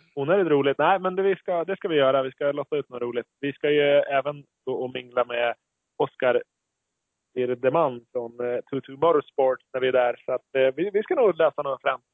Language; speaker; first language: Swedish; native; Swedish